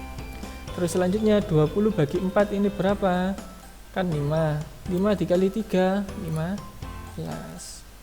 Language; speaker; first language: Indonesian; native; Indonesian